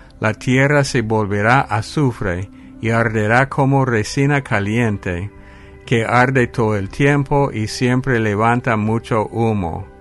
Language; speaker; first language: Spanish; non-native, fluent; English